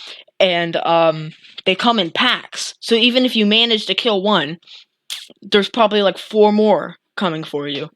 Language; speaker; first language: English; native; English